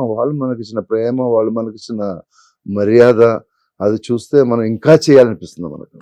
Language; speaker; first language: Telugu; non-native, fluent; Malayalam